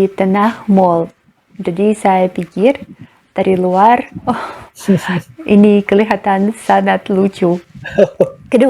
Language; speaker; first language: Indonesian; non-native, fluent; Russian